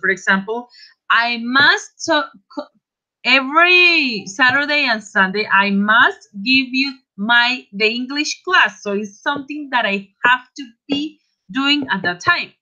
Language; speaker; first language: English; non-native, fluent; Spanish